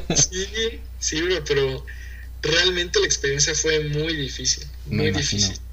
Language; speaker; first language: Spanish; early bilingual, heritage; Spanish